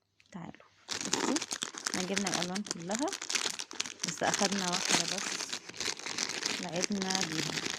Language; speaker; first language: Arabic; native; Arabic